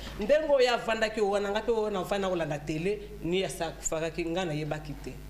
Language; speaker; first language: Lingala; non-native, local second language; Luba-Lulua